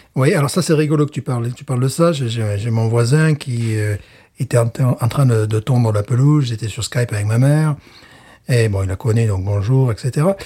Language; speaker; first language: French; native; French